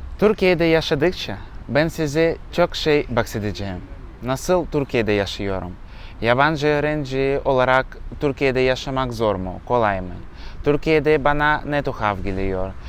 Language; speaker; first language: Turkish; non-native, learner; Russian